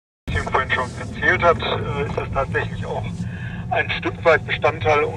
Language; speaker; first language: German; native; German